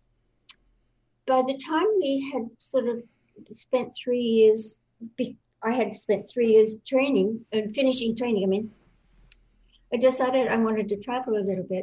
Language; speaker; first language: English; native; English